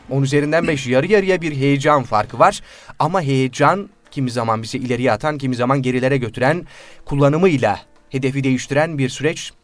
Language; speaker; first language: Turkish; native; Turkish